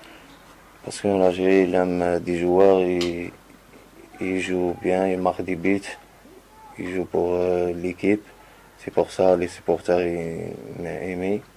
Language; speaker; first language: French; non-native, learner; Arabic